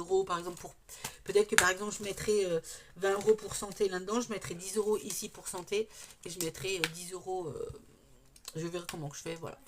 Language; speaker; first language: French; native; French